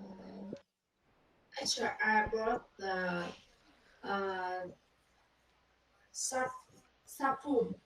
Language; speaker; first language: English; non-native, learner; Vietnamese